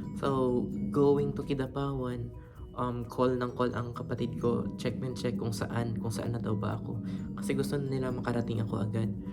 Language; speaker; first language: Filipino; non-native, local second language; Cebuano